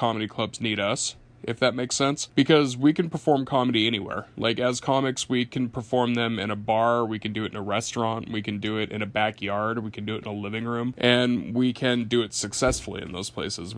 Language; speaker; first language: English; native; English